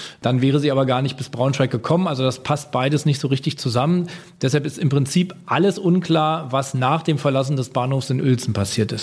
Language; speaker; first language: German; native; German